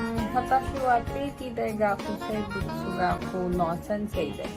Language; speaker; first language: Japanese; non-native, learner; Filipino